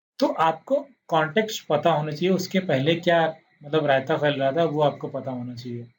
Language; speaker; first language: Hindi; native; Hindi